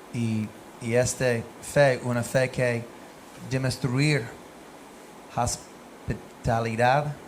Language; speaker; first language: Spanish; non-native, learner; English